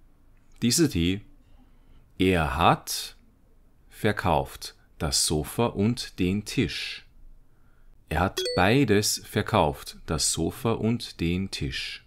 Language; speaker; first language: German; non-native, fluent; Chinese